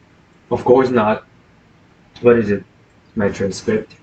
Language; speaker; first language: English; non-native, fluent; Chinese